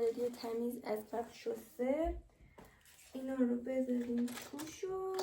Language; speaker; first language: Persian; native; Persian